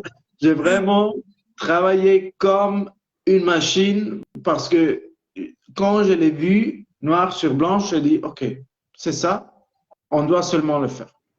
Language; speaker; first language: French; non-native, local second language; Italian